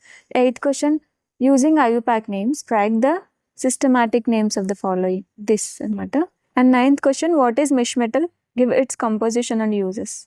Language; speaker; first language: English; non-native, local second language; Telugu